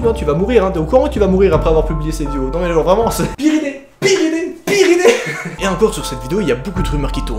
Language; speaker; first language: French; native; French